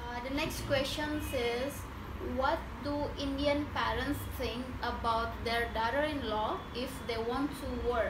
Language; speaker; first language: English; non-native, fluent; Indonesian